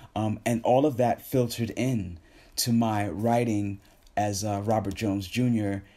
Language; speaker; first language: English; native; English